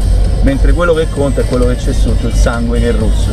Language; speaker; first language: Italian; native; Italian